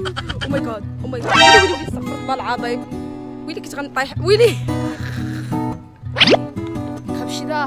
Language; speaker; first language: Korean; non-native, fluent; Arabic